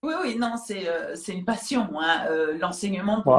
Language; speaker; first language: French; native; French